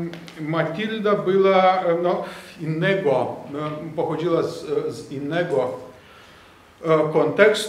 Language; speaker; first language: Polish; non-native, fluent; Lithuanian